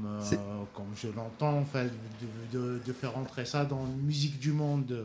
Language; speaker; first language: French; non-native, local second language; Kabyle